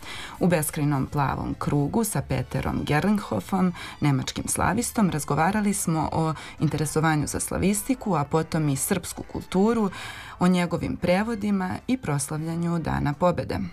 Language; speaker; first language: Serbian; native; Serbian